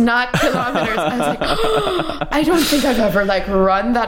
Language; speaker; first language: English; native; English